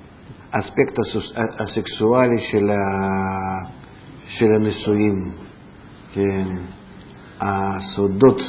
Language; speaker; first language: Hebrew; non-native, fluent; Russian